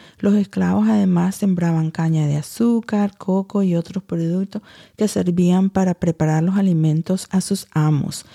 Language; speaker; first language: Spanish; early bilingual, heritage; Spanish